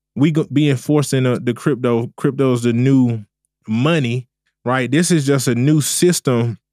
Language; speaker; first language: English; native; English